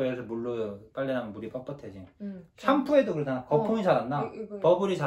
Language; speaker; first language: Korean; native; Korean